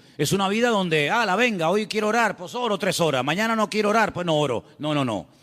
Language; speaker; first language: Spanish; native; Spanish